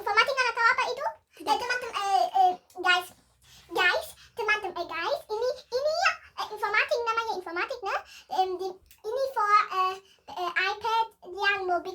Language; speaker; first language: Indonesian; early bilingual, heritage; Indonesian